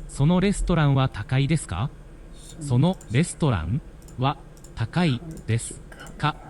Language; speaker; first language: Japanese; non-native, learner; English